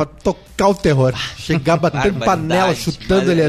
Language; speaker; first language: Portuguese; native; Portuguese